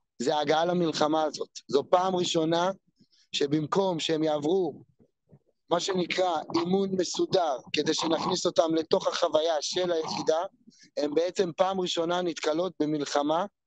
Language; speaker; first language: Hebrew; native; Hebrew